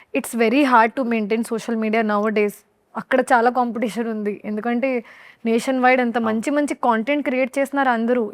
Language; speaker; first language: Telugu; non-native, learner; Hindi